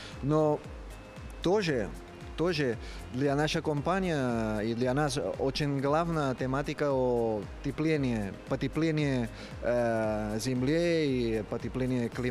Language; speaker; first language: Russian; non-native, learner; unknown